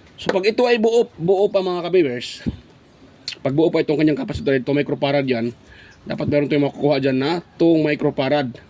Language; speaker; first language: Filipino; non-native, local second language; Cebuano